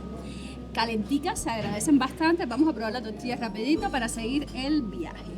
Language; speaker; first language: Spanish; native; Spanish